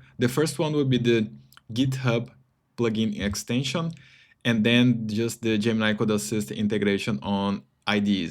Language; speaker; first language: English; non-native, fluent; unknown